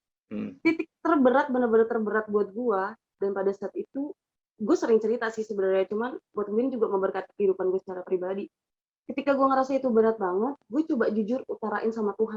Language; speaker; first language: Indonesian; native; Indonesian